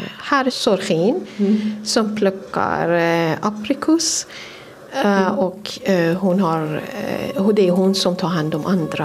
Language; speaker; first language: Swedish; non-native, fluent; Persian